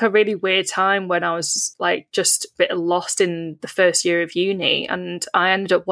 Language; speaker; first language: English; native; English